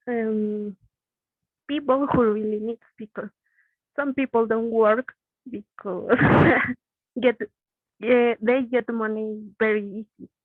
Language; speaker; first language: English; non-native, learner; Spanish